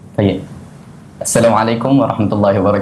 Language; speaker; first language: Arabic; non-native, learner; Malay